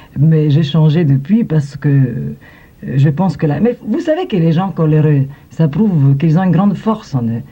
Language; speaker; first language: French; non-native, fluent; Italian